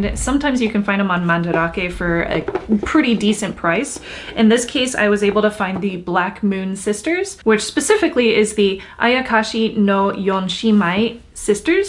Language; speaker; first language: English; native; English